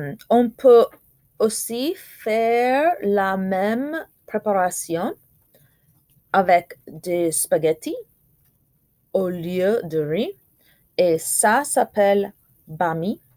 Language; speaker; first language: French; non-native, fluent; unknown